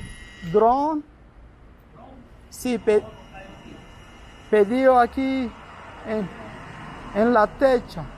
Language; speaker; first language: Spanish; non-native, learner; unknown